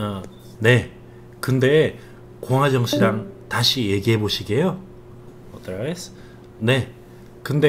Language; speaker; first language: Spanish; non-native, fluent; Korean